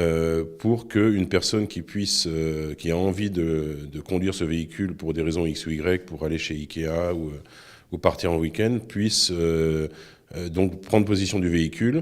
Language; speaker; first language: French; native; French